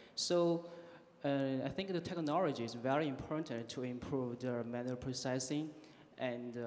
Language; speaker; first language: English; non-native, learner; Chinese